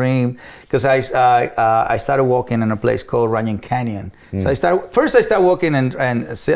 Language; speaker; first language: English; non-native, fluent; Spanish